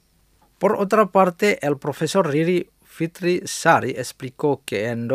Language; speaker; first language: Spanish; non-native, fluent; Indonesian